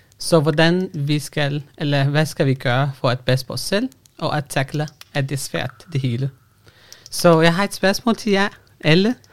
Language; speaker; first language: Danish; non-native, fluent; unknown